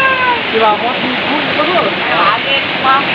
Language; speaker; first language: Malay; non-native, local second language; Sundanese